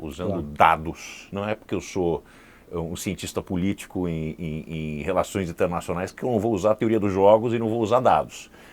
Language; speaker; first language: Portuguese; early bilingual, heritage; Portuguese